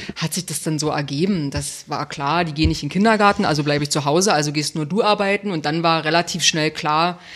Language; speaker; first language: German; native; German